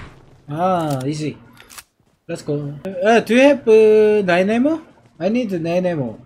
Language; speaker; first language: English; non-native, learner; Korean